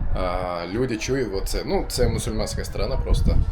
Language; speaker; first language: Ukrainian; non-native, learner; Turkish